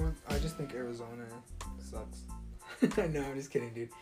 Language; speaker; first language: English; early bilingual, other home language; Spanish